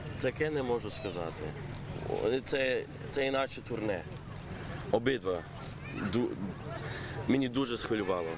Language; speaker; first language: Ukrainian; early bilingual, heritage; Ukrainian